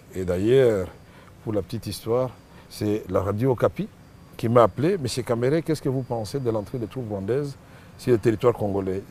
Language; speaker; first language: French; non-native, local second language; Swahili